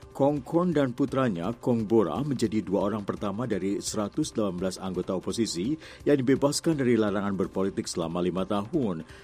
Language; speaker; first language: Indonesian; native; Indonesian